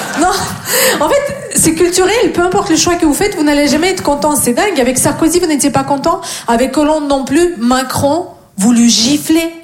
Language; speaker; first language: French; non-native, fluent; Russian